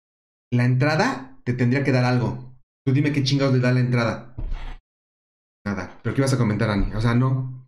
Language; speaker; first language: Spanish; native; Spanish